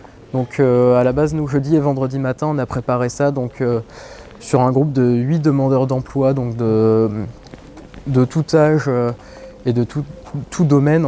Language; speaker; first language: French; native; French